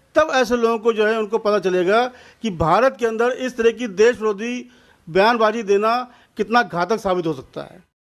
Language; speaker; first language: Hindi; native; Hindi